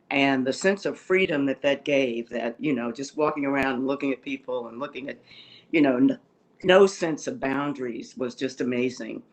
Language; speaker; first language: English; native; English